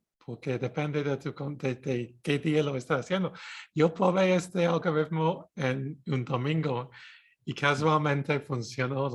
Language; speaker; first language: Spanish; non-native, fluent; English